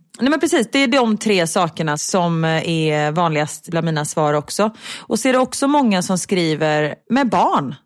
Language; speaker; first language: Swedish; native; Swedish